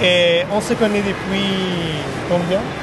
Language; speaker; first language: French; non-native, fluent; Italian